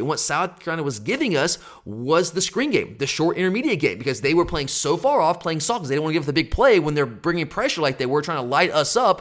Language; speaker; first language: English; native; English